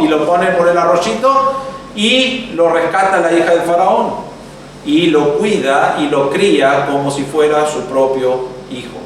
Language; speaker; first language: Spanish; native; Spanish